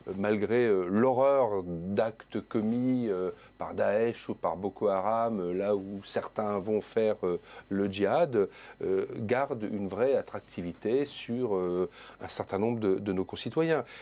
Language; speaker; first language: French; native; French